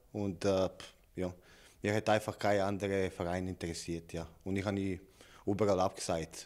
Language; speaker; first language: German; non-native, learner; Serbian